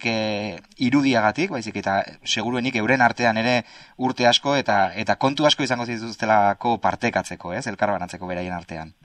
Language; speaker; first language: Basque; native; Basque